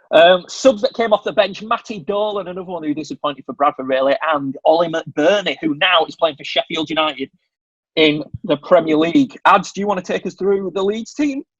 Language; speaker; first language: English; native; English